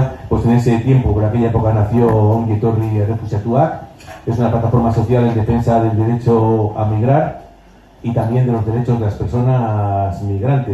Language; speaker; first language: Spanish; native; Spanish